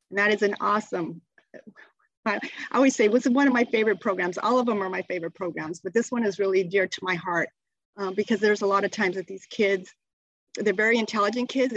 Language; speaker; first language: English; native; English